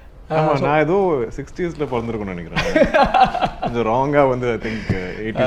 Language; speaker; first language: Tamil; non-native, local second language; Malayalam